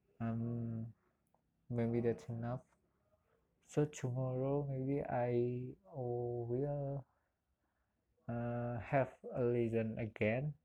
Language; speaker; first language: English; non-native, learner; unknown